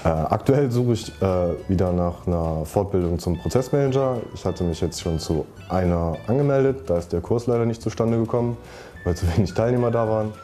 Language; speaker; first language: German; native; German